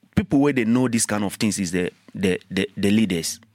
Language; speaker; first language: English; non-native, learner; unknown